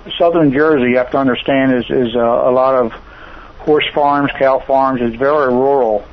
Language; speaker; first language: English; native; English